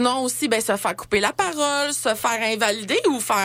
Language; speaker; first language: French; native; French